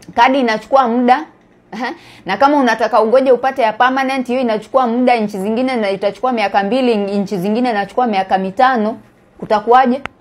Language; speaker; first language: Swahili; native; Swahili